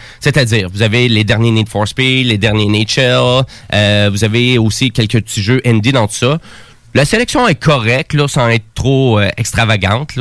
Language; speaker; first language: French; native; French